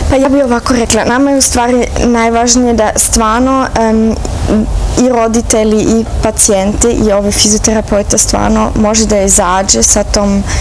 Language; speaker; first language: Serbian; early bilingual, heritage; Serbian